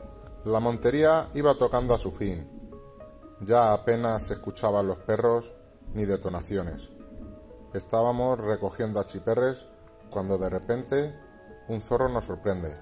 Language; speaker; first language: Spanish; native; Spanish